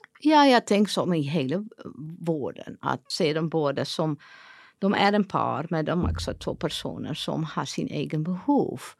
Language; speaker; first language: Swedish; non-native, fluent; Dutch